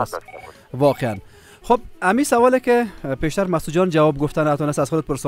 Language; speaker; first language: Persian; native; Persian